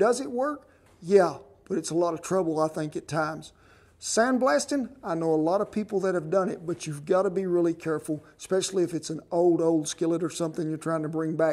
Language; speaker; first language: English; native; English